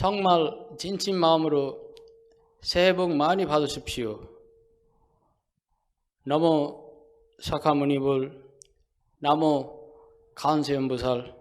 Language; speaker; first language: Korean; non-native, fluent; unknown